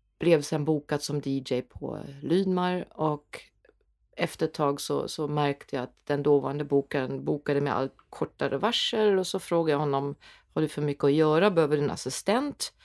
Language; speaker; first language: Swedish; non-native, fluent; German